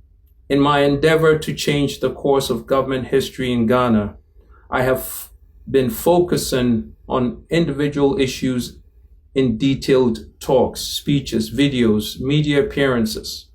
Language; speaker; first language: English; non-native, local second language; Akan